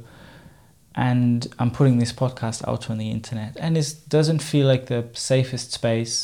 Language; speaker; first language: English; non-native, fluent; German